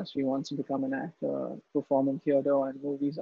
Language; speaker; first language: English; non-native, local second language; Hindi